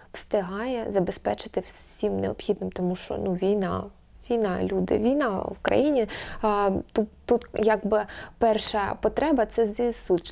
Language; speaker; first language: Ukrainian; non-native, local second language; Russian